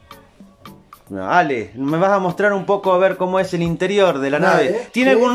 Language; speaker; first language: Spanish; native; Spanish